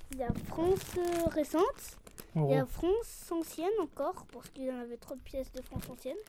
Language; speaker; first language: French; early bilingual, other home language; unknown